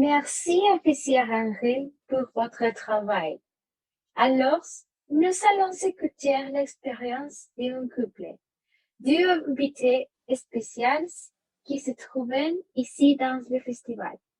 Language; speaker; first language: French; non-native, learner; Spanish